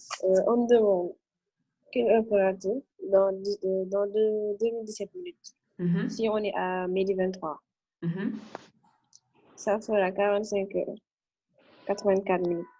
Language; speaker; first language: French; non-native, local second language; Wolof